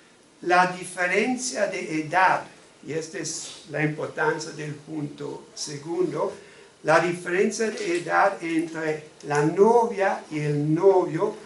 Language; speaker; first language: Spanish; non-native, fluent; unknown